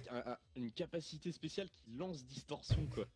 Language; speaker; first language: French; native; French